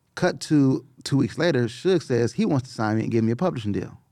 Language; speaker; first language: English; native; English